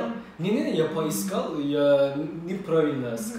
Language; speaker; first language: Russian; non-native, learner; Turkish